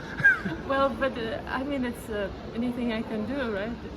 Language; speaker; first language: English; non-native, fluent; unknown